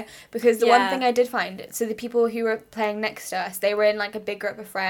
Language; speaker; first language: English; native; English